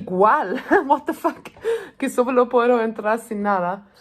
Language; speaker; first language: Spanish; non-native, fluent; German